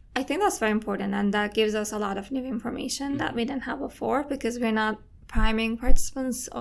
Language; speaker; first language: English; non-native, fluent; Turkish